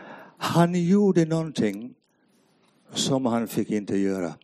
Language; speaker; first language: Swedish; non-native, fluent; English